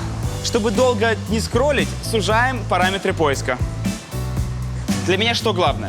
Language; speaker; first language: Russian; native; Russian